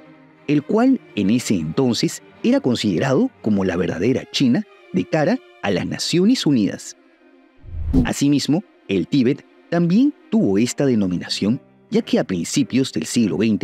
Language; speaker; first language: Spanish; native; Spanish